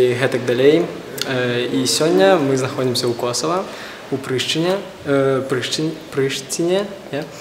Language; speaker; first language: Belarusian; non-native, local second language; Russian